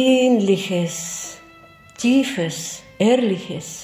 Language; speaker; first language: German; non-native, fluent; Russian